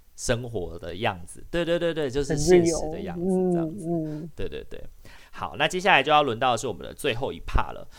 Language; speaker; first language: Chinese; non-native, local second language; Min Nan Chinese